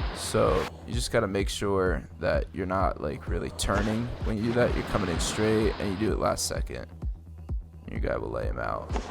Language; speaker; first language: English; native; English